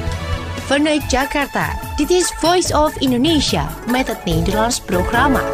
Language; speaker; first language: Dutch; non-native, fluent; Indonesian